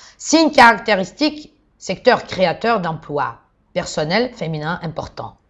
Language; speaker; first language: French; non-native, fluent; Georgian